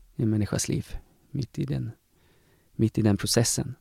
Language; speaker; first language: Swedish; native; Swedish